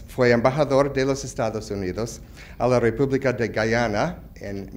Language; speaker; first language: Spanish; non-native, fluent; English